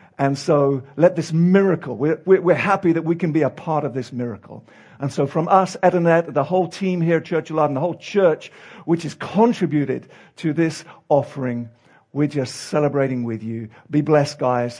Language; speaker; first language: English; native; English